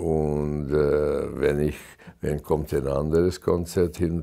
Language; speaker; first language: German; non-native, fluent; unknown